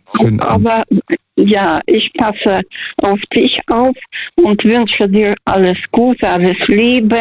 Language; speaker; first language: German; non-native, fluent; Russian